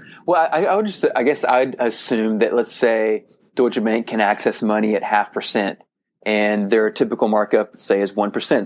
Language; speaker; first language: English; native; English